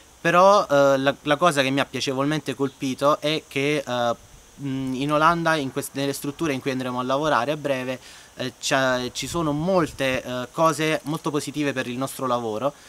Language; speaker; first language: Italian; native; Italian